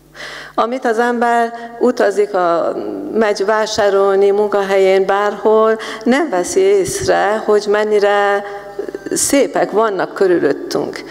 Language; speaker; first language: Hungarian; non-native, fluent; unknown